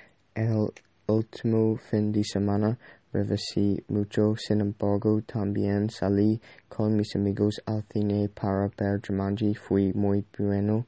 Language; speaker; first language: Spanish; non-native, learner; English